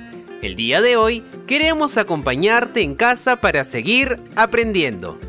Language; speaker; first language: Spanish; native; Spanish